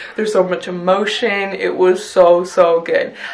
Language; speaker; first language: English; early bilingual, other home language; Punjabi